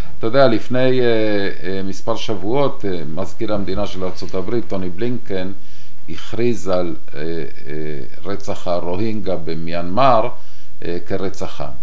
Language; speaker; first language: Hebrew; non-native, fluent; Spanish